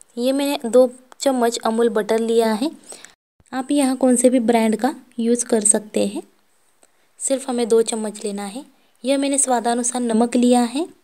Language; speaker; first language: Hindi; non-native, local second language; Marathi